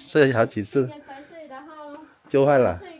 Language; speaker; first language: Chinese; non-native, learner; Vietnamese